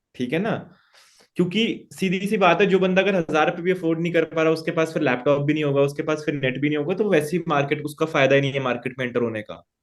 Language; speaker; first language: Hindi; native; Hindi